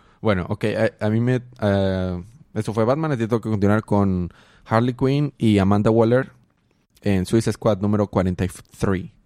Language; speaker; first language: Spanish; native; Spanish